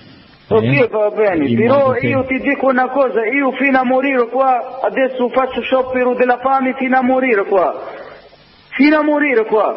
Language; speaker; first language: Italian; non-native, learner; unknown